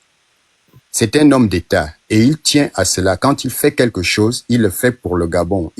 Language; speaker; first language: French; non-native, local second language; Fang